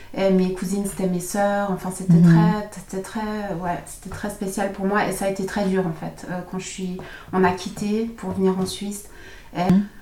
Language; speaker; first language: French; native; French